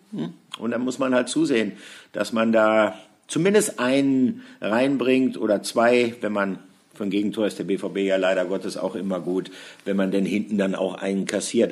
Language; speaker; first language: German; native; German